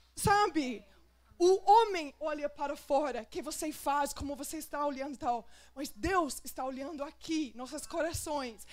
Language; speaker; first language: Portuguese; non-native, fluent; English